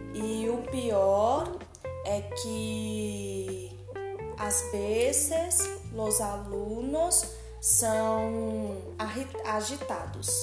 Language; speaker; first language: Portuguese; non-native, learner; Spanish